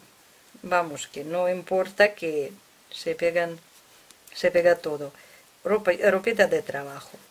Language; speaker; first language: Spanish; non-native, fluent; Russian